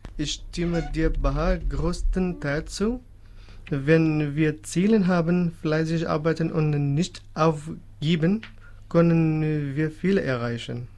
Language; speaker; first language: German; non-native, fluent; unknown